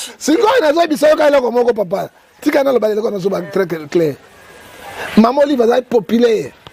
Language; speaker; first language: Lingala; native; Lingala